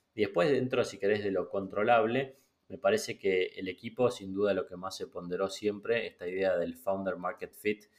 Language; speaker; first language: Spanish; native; Spanish